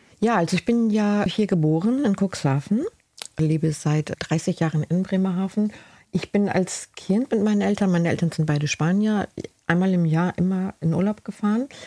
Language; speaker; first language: German; early bilingual, other home language; Spanish